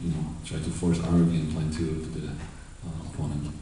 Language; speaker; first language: English; non-native, fluent; Slovak